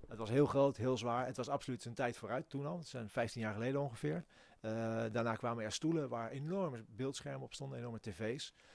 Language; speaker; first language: Dutch; native; Dutch